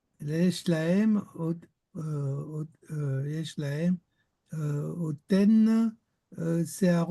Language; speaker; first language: Hebrew; non-native, learner; French